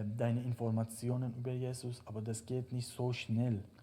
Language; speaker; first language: German; non-native, fluent; Persian